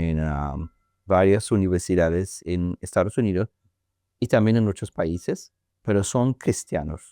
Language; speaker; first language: Spanish; non-native, learner; English